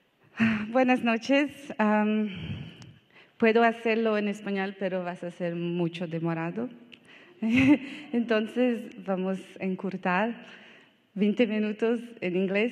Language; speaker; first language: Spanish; non-native, learner; Portuguese